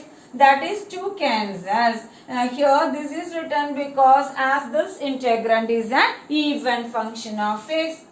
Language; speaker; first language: English; non-native, local second language; Malayalam